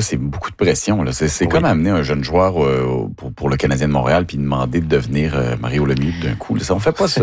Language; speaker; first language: French; native; French